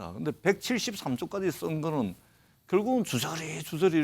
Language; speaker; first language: Korean; native; Korean